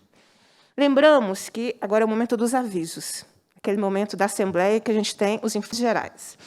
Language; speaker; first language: Portuguese; native; Portuguese